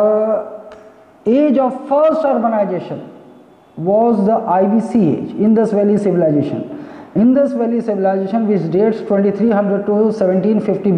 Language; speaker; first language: English; non-native, local second language; Hindi